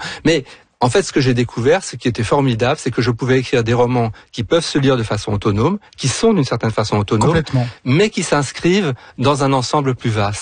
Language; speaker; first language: French; native; French